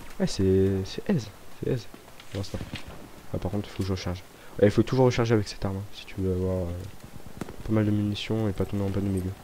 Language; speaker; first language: French; native; French